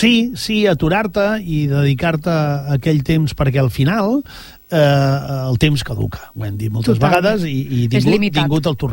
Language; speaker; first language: Catalan; native; Catalan